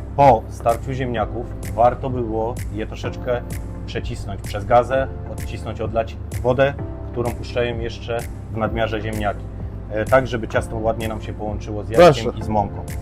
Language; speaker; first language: Polish; native; Polish